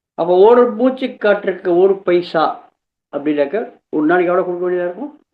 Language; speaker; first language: Tamil; non-native, local second language; Telugu